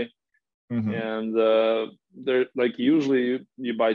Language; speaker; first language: English; non-native, fluent; Slovenian